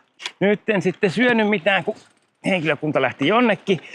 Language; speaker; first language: Finnish; native; Finnish